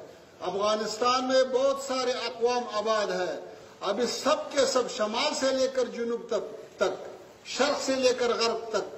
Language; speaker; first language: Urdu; non-native, fluent; Pashto